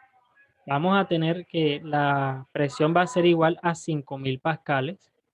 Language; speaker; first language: Spanish; native; Spanish